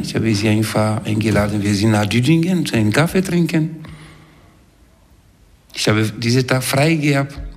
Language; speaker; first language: German; non-native, fluent; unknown